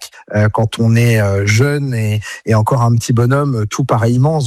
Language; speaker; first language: French; native; French